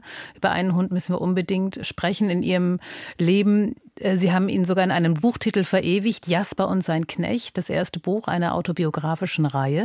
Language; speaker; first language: German; native; German